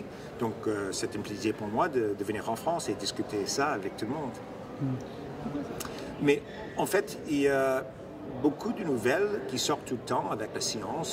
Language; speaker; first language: French; non-native, fluent; English